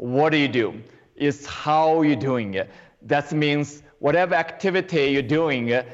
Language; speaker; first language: English; non-native, fluent; Chinese